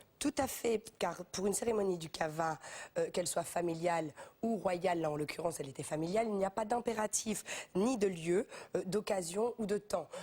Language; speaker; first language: French; native; French